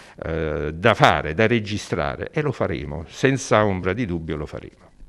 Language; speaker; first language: Italian; native; Italian